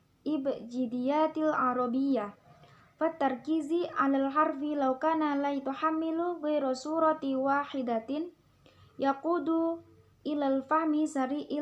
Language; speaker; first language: Arabic; non-native, learner; Indonesian